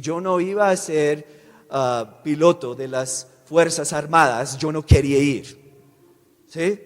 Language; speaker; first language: Spanish; non-native, fluent; English